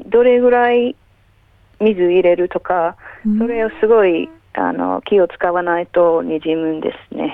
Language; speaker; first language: Japanese; non-native, fluent; English